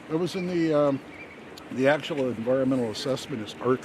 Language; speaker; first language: English; native; English